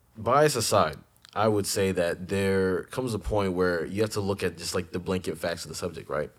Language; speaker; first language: English; native; English